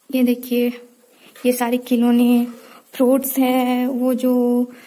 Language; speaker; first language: Hindi; non-native, local second language; Odia